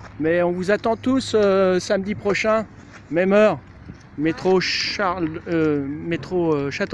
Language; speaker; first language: French; native; French